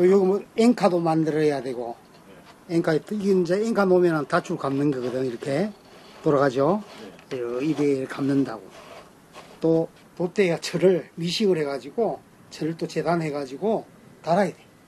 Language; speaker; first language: Korean; native; Korean